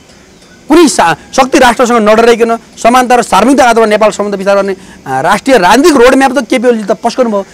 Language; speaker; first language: Nepali; native; Nepali